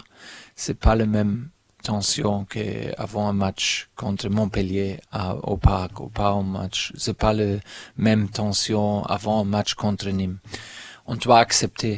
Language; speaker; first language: French; non-native, learner; German